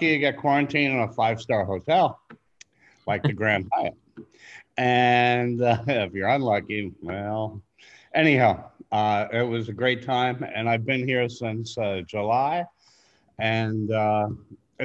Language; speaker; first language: English; native; English